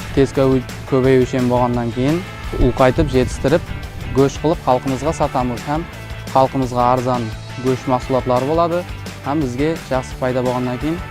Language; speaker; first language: Uzbek; non-native, local second language; Kara-Kalpak